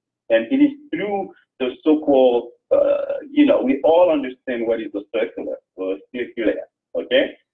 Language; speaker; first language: English; non-native, fluent; Haitian Creole